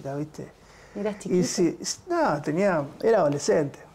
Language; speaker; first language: Spanish; native; Spanish